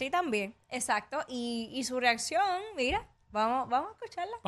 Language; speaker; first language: Spanish; native; Spanish